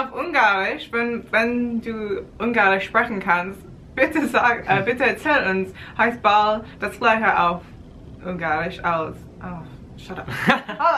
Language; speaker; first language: German; non-native, learner; English